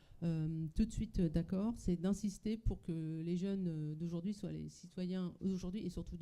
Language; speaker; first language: French; native; French